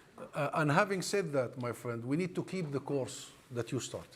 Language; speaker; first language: English; non-native, fluent; Arabic